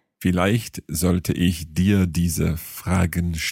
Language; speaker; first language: German; non-native, learner; English